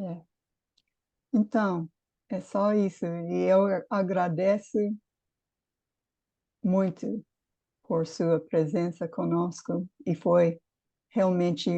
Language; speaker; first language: Portuguese; non-native, fluent; English